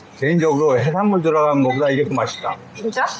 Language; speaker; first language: Korean; native; Korean